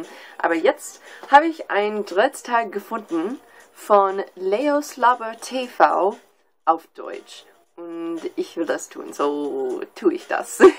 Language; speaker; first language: German; non-native, learner; English